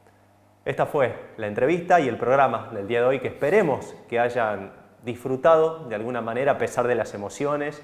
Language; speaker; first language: Spanish; native; Spanish